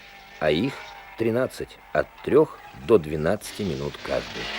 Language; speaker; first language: Russian; native; Russian